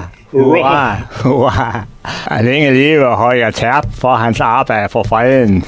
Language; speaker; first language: Danish; native; Danish